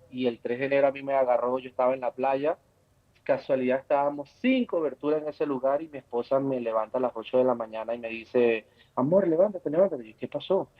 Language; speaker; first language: Spanish; native; Spanish